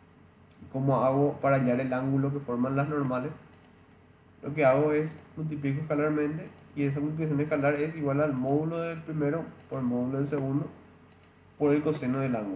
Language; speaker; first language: Spanish; native; Spanish